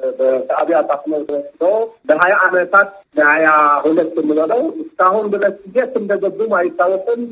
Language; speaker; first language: Amharic; non-native, local second language; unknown